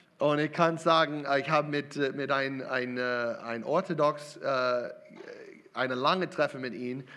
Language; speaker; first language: German; non-native, learner; English